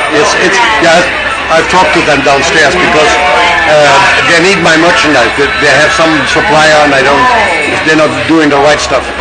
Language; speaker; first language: English; non-native, fluent; German